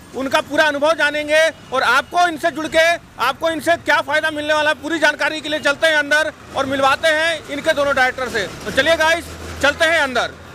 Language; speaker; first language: Hindi; native; Hindi